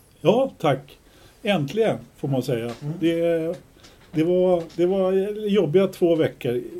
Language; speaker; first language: Swedish; native; Swedish